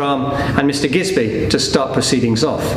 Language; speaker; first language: English; native; English